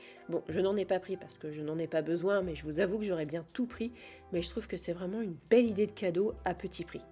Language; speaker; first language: French; native; French